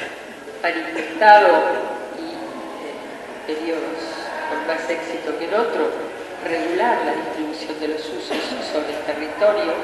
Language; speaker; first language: Spanish; native; Spanish